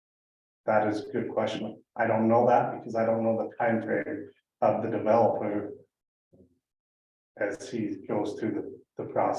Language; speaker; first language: English; native; English